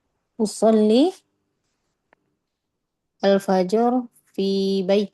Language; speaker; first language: Arabic; non-native, learner; Indonesian